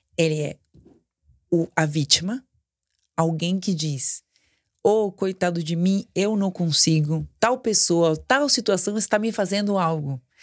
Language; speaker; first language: Portuguese; non-native, fluent; Spanish